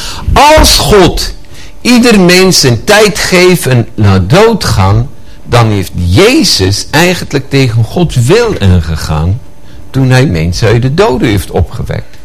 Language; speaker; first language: Dutch; non-native, fluent; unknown